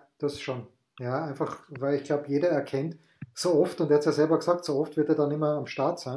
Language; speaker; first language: German; native; German